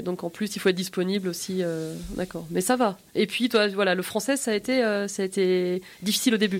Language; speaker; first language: French; native; French